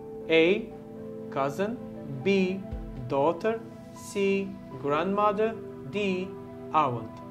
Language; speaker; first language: English; non-native, fluent; Turkish